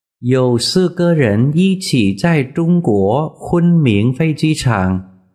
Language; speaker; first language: Chinese; non-native, fluent; Vietnamese